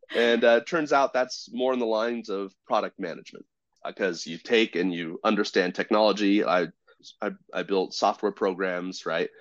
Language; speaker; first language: English; native; English